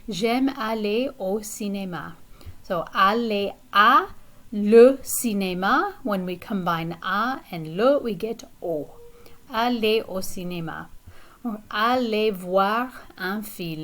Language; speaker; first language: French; non-native, fluent; English